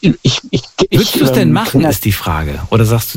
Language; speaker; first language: German; native; German